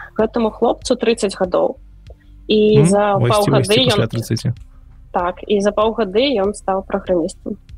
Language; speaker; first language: Belarusian; non-native, local second language; Russian